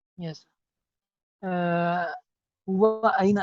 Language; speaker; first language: Arabic; non-native, learner; Urdu